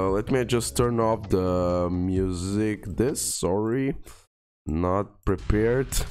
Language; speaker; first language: English; non-native, fluent; Croatian